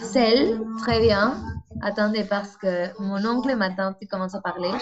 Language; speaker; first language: French; non-native, fluent; Spanish